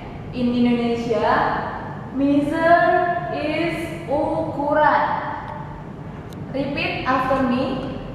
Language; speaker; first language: English; non-native, learner; Indonesian